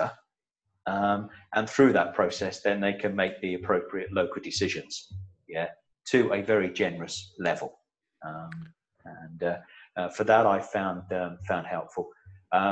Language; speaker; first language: English; native; English